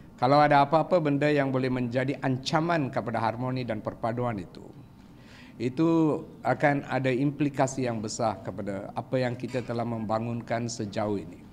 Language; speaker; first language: Malay; non-native, local second language; Tamil